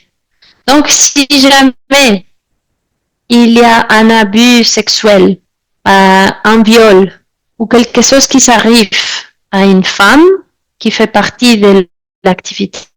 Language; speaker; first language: French; non-native, fluent; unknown